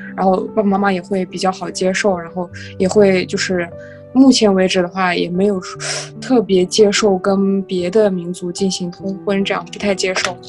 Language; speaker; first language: Chinese; non-native, local second language; Kazakh